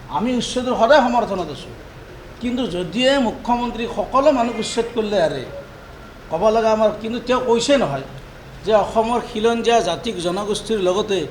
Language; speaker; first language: Assamese; native; Assamese